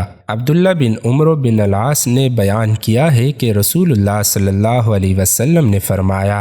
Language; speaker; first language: Urdu; native; Urdu